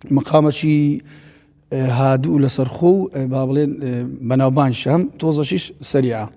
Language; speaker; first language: Central Kurdish; native; Central Kurdish